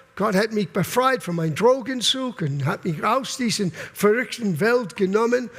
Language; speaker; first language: German; non-native, fluent; English